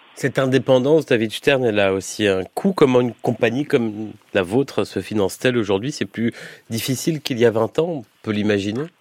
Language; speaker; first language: French; native; French